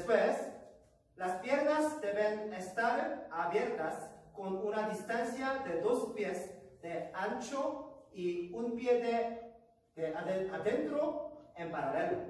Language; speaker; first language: Spanish; non-native, learner; Korean